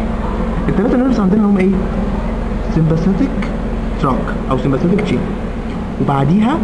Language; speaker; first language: Arabic; native; Arabic